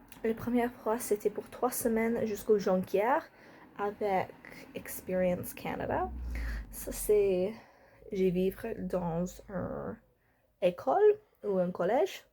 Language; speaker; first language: French; non-native, learner; English